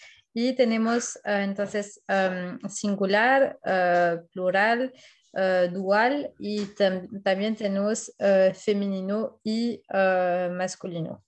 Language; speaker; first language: Spanish; non-native, fluent; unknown